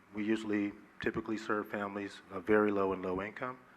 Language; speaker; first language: English; native; English